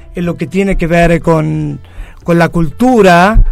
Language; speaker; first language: Italian; non-native, fluent; Spanish